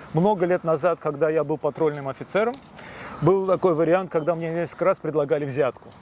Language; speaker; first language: Russian; native; Russian